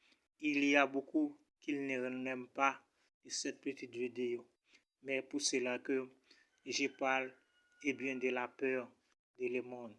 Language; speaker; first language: French; non-native, local second language; Haitian Creole